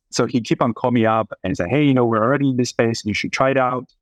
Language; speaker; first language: English; non-native, fluent; Chinese